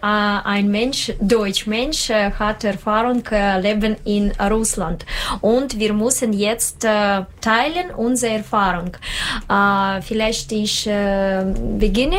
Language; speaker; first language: German; non-native, learner; Russian